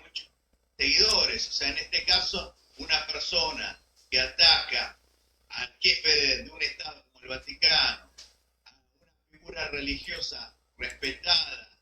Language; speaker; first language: Spanish; native; Spanish